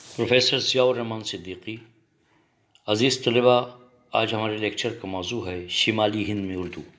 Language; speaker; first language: Urdu; native; Urdu